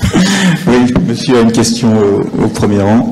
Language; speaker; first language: French; native; French